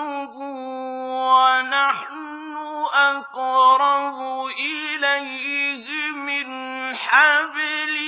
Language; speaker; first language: Arabic; native; Arabic